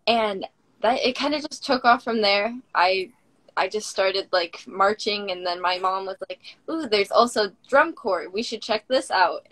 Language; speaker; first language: English; native; English